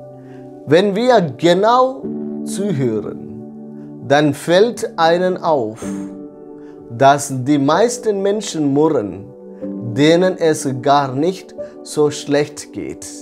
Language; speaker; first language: German; non-native, fluent; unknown